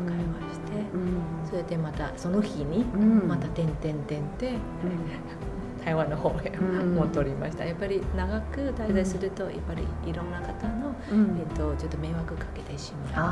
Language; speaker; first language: Japanese; non-native, fluent; Chinese